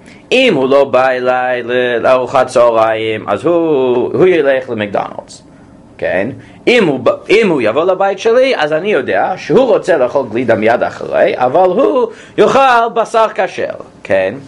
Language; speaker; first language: Hebrew; non-native, fluent; English